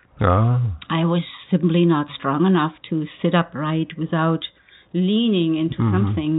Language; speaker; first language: English; non-native, fluent; German